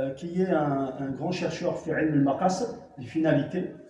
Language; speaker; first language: French; non-native, local second language; Arabic